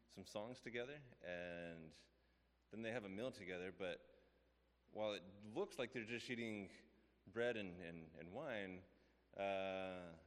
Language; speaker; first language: English; native; English